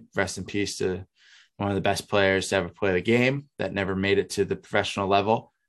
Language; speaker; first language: English; native; English